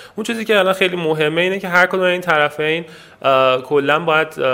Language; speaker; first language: Persian; native; Persian